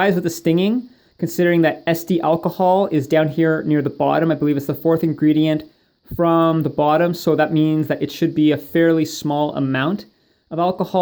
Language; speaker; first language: English; native; English